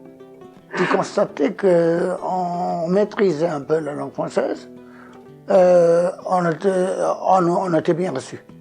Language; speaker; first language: French; non-native, fluent; Portuguese